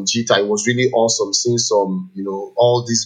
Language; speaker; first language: English; non-native, local second language; Igbo